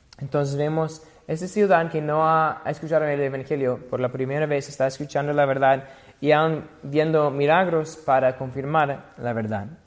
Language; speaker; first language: Spanish; non-native, fluent; English